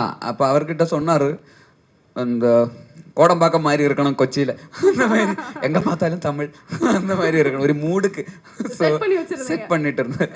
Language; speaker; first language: Tamil; non-native, local second language; Malayalam